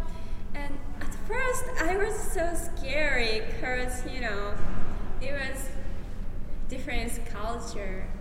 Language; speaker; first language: English; non-native, learner; Japanese